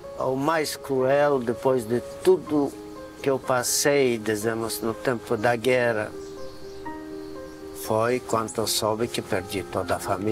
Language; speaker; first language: Portuguese; non-native, fluent; Polish